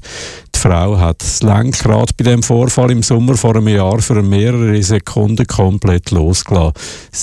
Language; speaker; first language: German; native; German